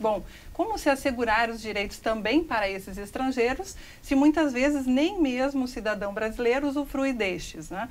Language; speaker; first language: Portuguese; native; Portuguese